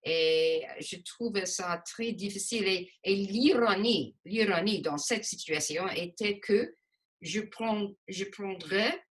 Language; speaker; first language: French; non-native, local second language; English